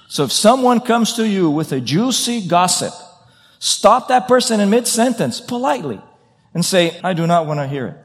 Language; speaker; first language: English; non-native, fluent; Portuguese